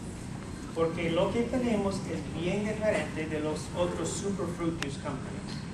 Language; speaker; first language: Spanish; early bilingual, heritage; English